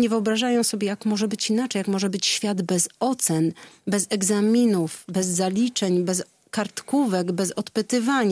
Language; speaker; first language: Polish; native; Polish